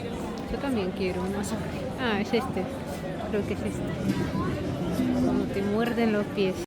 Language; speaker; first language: Spanish; non-native, fluent; Russian